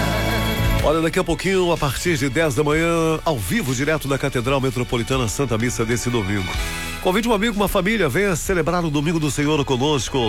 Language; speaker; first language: Portuguese; native; Portuguese